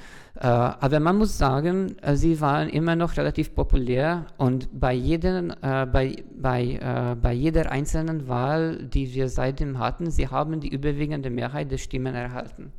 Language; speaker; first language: German; non-native, fluent; Hungarian